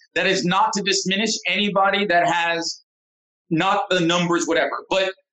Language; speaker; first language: English; native; English